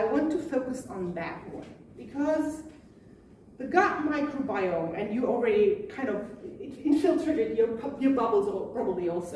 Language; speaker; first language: English; non-native, fluent; German